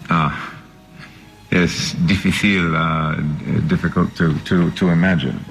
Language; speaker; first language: Spanish; non-native, learner; English